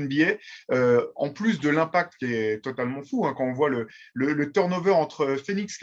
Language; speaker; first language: French; native; French